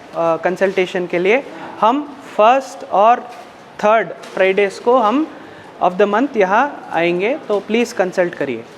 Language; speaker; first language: Hindi; non-native, local second language; Telugu